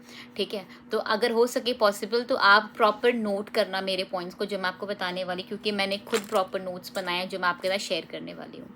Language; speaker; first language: Hindi; native; Hindi